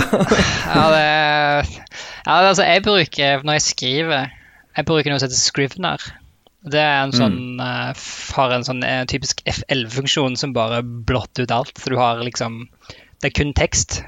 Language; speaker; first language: Norwegian; native; Norwegian